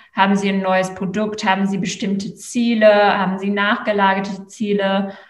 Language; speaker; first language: German; non-native, fluent; English